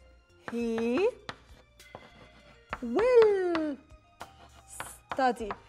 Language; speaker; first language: English; non-native, fluent; Arabic